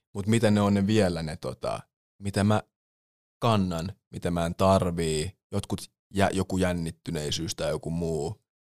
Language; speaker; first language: Finnish; early bilingual, other home language; English